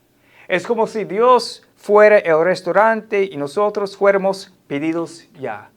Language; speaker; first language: Spanish; non-native, fluent; English